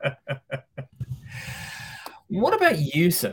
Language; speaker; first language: English; native; English